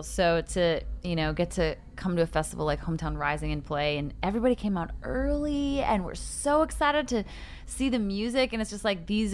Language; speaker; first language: English; native; English